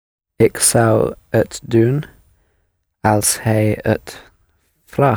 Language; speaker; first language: Dutch; non-native, learner; English